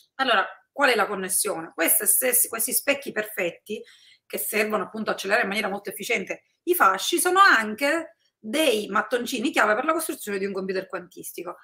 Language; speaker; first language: Italian; native; Italian